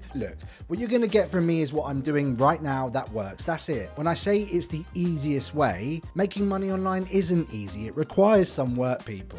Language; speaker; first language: English; native; English